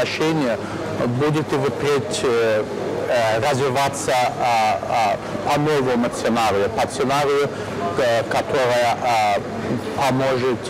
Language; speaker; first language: Russian; non-native, fluent; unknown